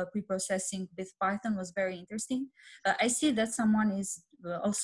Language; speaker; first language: English; non-native, fluent; Albanian